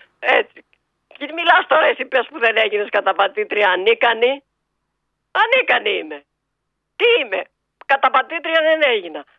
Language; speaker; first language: Greek; native; Greek